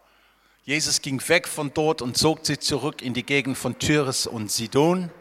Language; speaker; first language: German; non-native, fluent; English